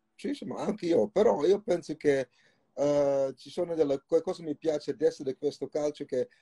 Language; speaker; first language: Italian; non-native, fluent; Dutch